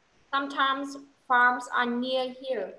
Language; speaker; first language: English; non-native, fluent; Vietnamese